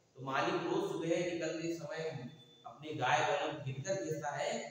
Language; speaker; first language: Hindi; non-native, local second language; Kannada